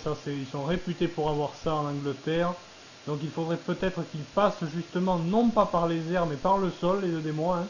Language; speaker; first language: French; native; French